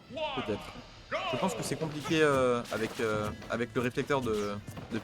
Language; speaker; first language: French; native; French